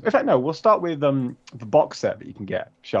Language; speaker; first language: English; native; English